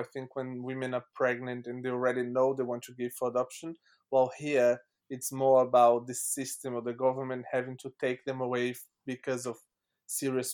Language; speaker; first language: English; non-native, fluent; Portuguese